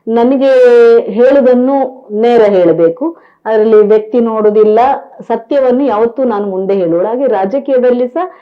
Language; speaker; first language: Kannada; native; Kannada